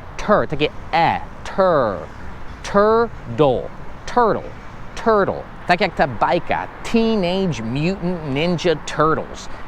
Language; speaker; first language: Polish; non-native, fluent; English